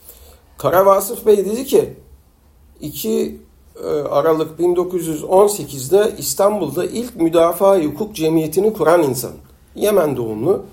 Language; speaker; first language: Turkish; native; Turkish